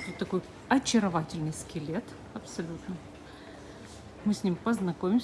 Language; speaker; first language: Russian; native; Russian